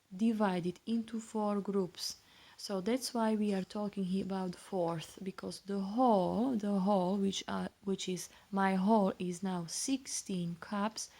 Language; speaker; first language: English; non-native, fluent; Slovak